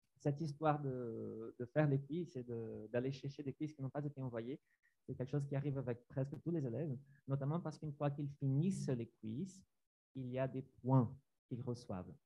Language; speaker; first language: French; non-native, fluent; Portuguese